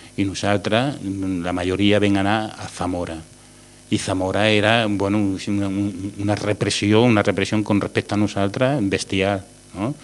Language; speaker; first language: Catalan; non-native, local second language; Spanish